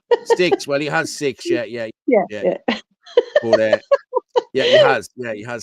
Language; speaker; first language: English; native; English